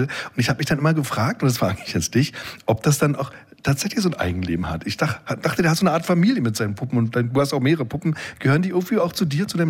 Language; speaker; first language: German; native; German